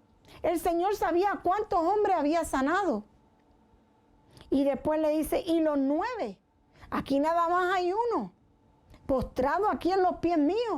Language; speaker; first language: Spanish; native; Spanish